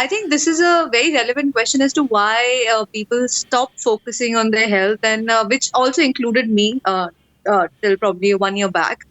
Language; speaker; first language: English; non-native, local second language; Hindi